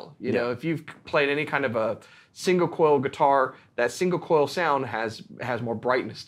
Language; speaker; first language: English; native; English